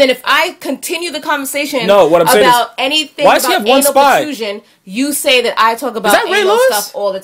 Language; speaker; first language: English; native; English